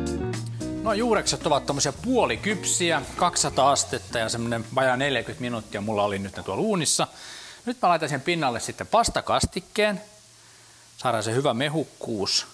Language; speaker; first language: Finnish; native; Finnish